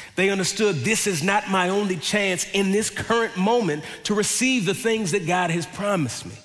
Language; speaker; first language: English; native; English